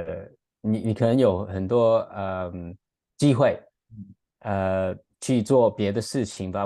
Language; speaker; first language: Chinese; non-native, fluent; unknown